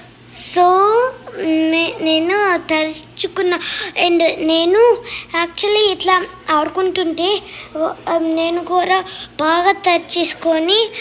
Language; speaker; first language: Telugu; early bilingual, heritage; Telugu